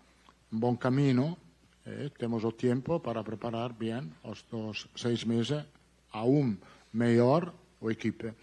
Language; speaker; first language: Portuguese; non-native, fluent; Italian